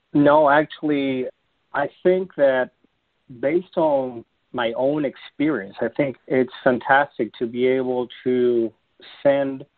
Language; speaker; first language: English; native; English